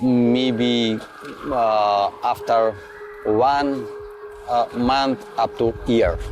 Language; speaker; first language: English; non-native, learner; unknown